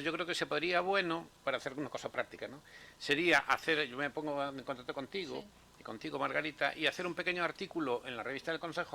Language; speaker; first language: Spanish; native; Spanish